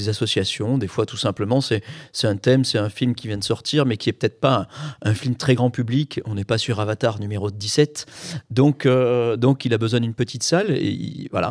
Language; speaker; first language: French; native; French